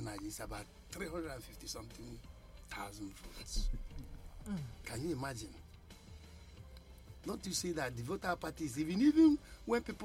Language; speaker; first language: English; non-native, local second language; Igbo